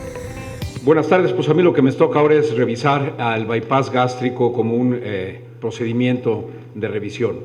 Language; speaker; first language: Spanish; native; Spanish